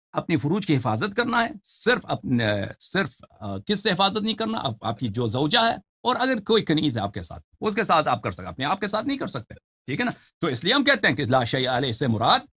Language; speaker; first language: Urdu; non-native, fluent; Persian